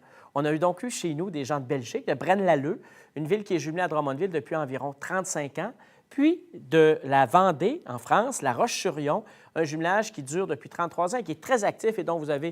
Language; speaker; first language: French; native; French